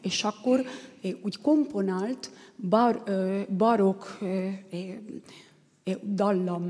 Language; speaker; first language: Hungarian; non-native, learner; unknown